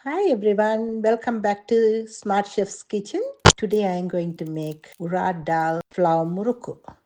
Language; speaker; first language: English; non-native, local second language; Tamil